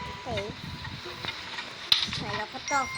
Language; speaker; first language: Filipino; non-native, local second language; Cebuano